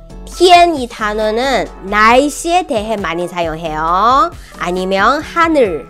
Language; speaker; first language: Korean; non-native, fluent; Chinese